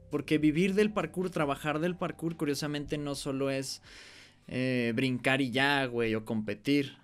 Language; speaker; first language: Spanish; native; Spanish